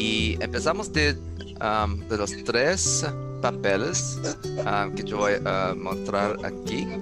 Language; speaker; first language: Spanish; non-native, learner; English